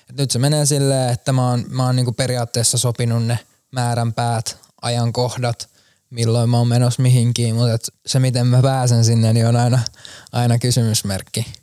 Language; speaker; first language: Finnish; native; Finnish